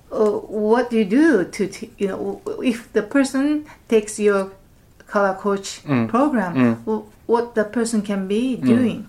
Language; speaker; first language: English; non-native, fluent; Japanese